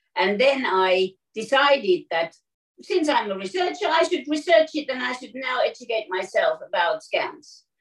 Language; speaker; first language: English; non-native, fluent; Finnish